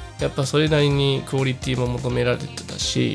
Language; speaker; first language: Japanese; native; Japanese